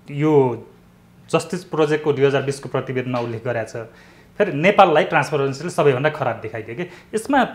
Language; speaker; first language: Nepali; native; Nepali